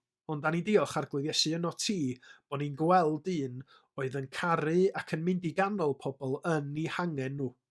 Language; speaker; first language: Welsh; native; Welsh